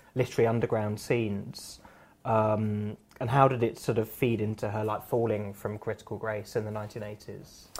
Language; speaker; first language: English; native; English